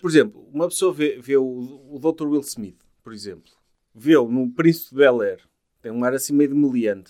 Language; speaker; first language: Portuguese; native; Portuguese